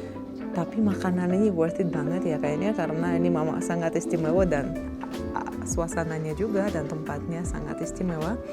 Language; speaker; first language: Indonesian; non-native, fluent; Russian